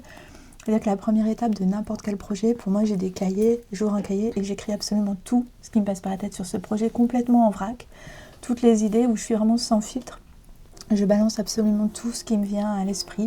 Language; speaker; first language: French; native; French